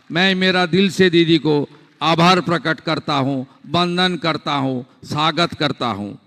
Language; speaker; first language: Hindi; non-native, local second language; Bangla